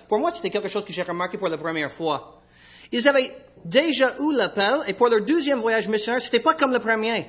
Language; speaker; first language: French; non-native, fluent; English